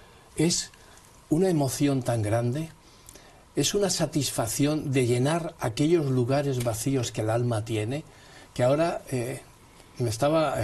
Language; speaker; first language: Spanish; native; Spanish